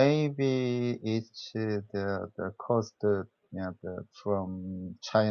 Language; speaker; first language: English; non-native, learner; Korean